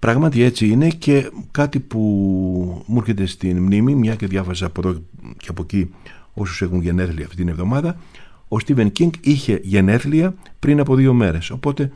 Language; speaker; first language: Greek; native; Greek